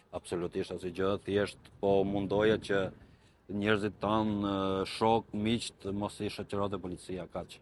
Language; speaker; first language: Albanian; native; Albanian